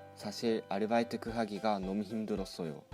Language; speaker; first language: Korean; non-native, fluent; Japanese